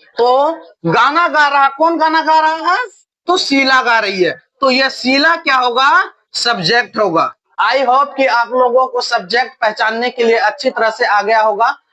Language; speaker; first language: Hindi; native; Hindi